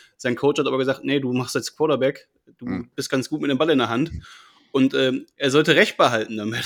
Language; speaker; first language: German; native; German